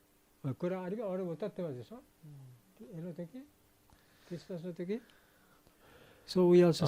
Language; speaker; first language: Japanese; non-native, fluent; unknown